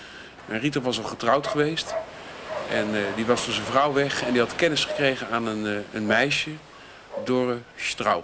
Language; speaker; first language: Dutch; native; Dutch